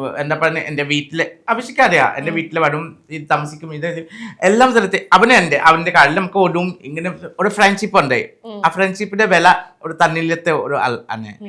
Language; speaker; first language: Malayalam; non-native, fluent; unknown